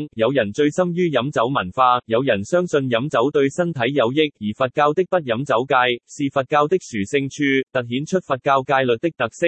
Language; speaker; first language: Chinese; non-native, local second language; Cantonese